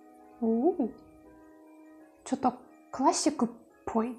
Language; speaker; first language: Japanese; non-native, fluent; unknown